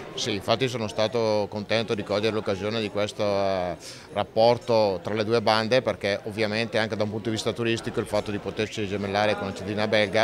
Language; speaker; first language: Italian; native; Italian